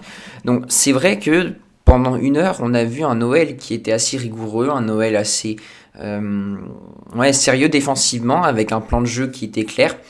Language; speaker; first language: French; native; French